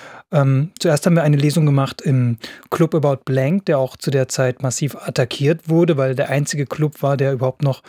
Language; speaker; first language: German; native; German